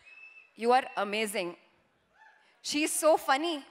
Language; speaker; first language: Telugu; non-native, learner; Kannada